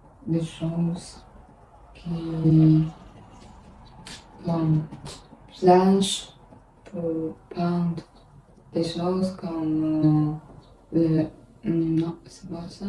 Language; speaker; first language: French; non-native, learner; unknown